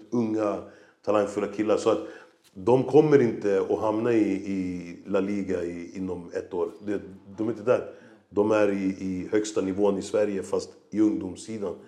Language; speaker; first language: Swedish; native; Swedish